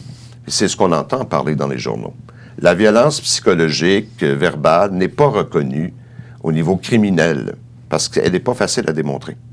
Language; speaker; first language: French; native; French